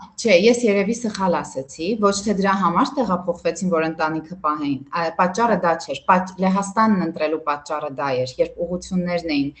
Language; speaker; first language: Armenian; early bilingual, heritage; Armenian